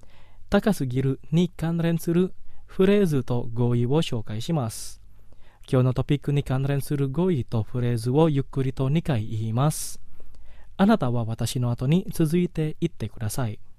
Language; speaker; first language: Japanese; non-native, fluent; Indonesian